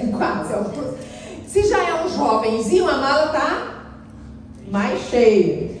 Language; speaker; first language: Portuguese; native; Portuguese